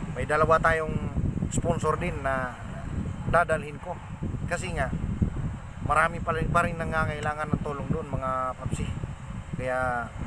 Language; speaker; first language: Filipino; non-native, local second language; Cebuano